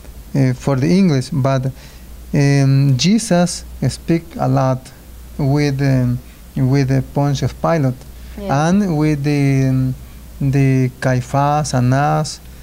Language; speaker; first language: English; non-native, learner; Spanish